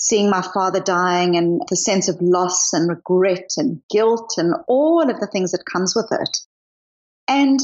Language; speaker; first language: English; native; English